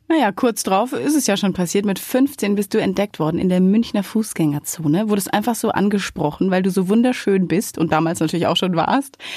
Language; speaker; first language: German; native; German